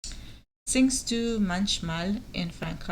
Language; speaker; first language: German; non-native, learner; English